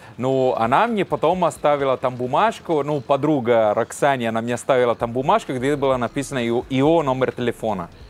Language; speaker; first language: Russian; non-native, fluent; Italian